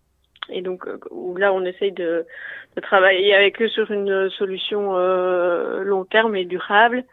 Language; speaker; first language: French; native; French